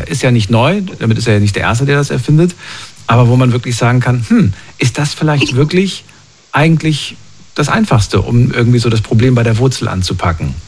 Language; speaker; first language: German; native; German